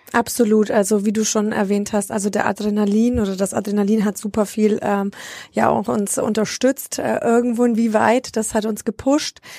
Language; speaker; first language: German; early bilingual, other home language; Romanian